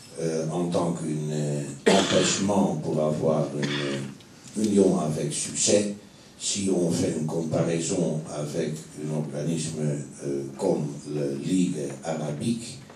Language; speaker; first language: French; non-native, fluent; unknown